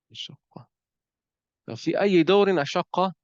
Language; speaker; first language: Arabic; non-native, fluent; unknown